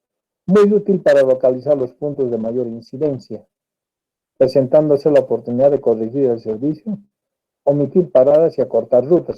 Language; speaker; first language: Spanish; native; Spanish